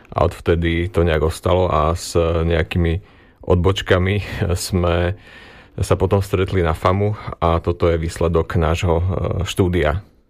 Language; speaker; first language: Slovak; native; Slovak